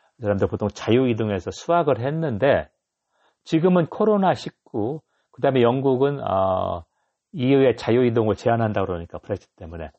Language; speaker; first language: Korean; native; Korean